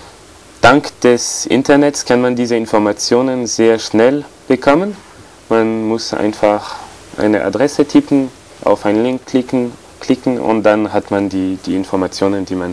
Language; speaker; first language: German; non-native, fluent; French